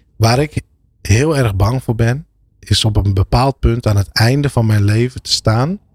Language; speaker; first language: Dutch; early bilingual, other home language; Arabic